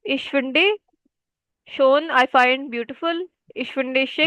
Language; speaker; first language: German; non-native, fluent; Urdu